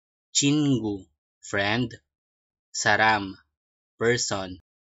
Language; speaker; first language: English; non-native, local second language; Filipino